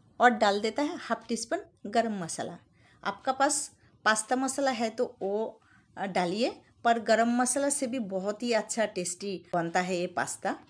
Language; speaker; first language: Hindi; non-native, local second language; Bangla